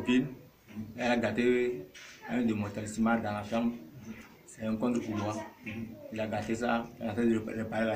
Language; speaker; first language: French; non-native, local second language; Ewe